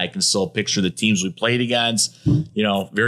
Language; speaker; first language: English; native; English